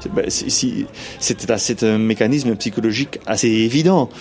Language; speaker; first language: French; non-native, fluent; Dutch